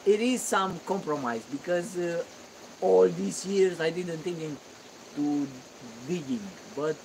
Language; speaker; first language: English; non-native, learner; Romanian